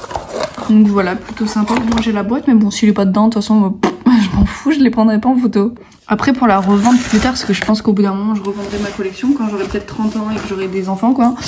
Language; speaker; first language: French; native; French